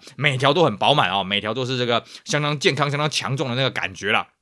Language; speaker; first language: Chinese; native; Chinese